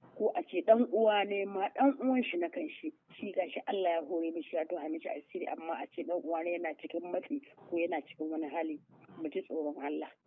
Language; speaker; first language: Hausa; native; Hausa